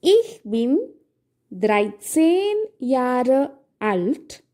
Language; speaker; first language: German; non-native, fluent; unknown